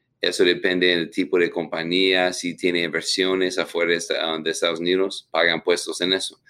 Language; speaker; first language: Spanish; non-native, learner; English